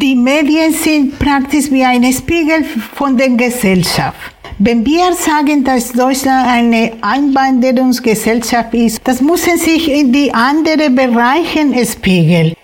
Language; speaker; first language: German; non-native, fluent; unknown